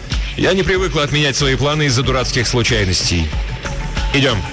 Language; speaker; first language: Russian; native; Russian